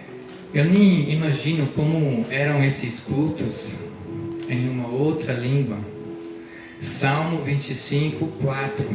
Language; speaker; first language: Portuguese; non-native, fluent; German